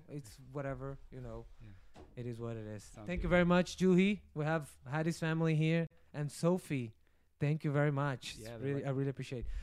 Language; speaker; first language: English; non-native, fluent; Portuguese